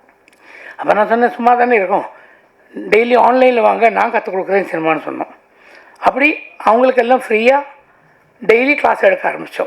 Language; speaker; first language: Tamil; non-native, fluent; Malayalam